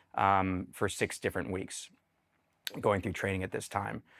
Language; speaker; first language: English; native; English